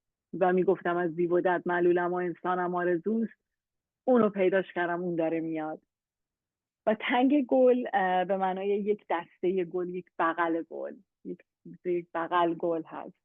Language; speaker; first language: Persian; native; Persian